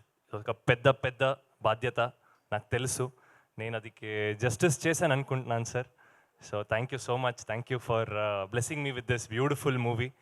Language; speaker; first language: Telugu; non-native, learner; Kannada